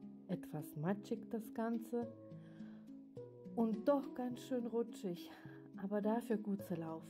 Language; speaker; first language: German; native; German